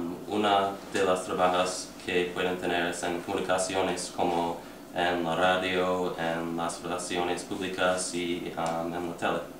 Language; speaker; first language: Spanish; non-native, learner; English